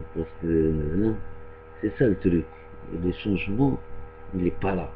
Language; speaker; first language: French; non-native, local second language; Arabic